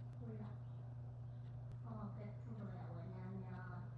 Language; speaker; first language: Korean; early bilingual, other home language; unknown